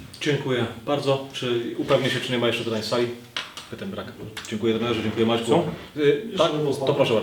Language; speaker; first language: Polish; native; Polish